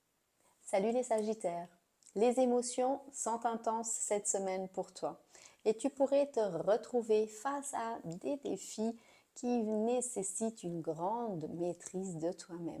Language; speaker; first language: French; native; French